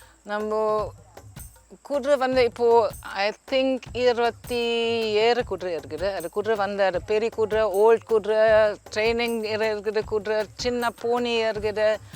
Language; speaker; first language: Tamil; non-native, learner; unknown